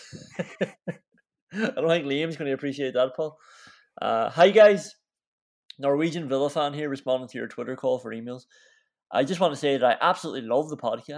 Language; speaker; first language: English; native; English